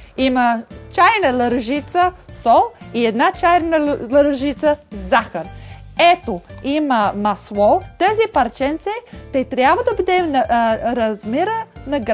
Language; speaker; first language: Bulgarian; non-native, learner; English